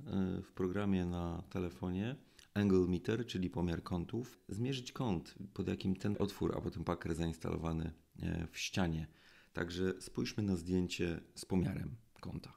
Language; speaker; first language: Polish; native; Polish